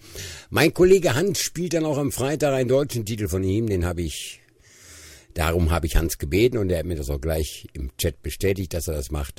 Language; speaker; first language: German; native; German